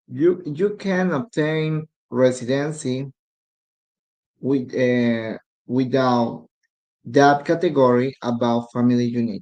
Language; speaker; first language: English; non-native, learner; Spanish